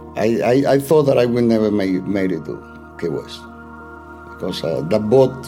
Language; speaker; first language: English; non-native, fluent; Spanish